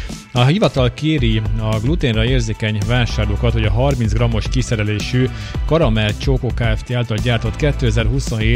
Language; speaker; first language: Hungarian; native; Hungarian